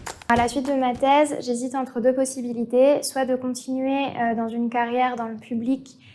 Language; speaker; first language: French; native; French